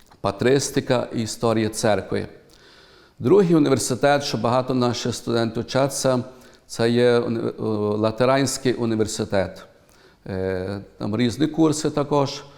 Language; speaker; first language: Ukrainian; early bilingual, heritage; Ukrainian